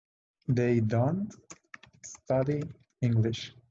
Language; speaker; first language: English; non-native, fluent; Spanish